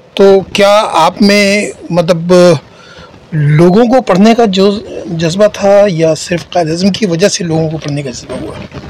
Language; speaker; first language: Urdu; native; Urdu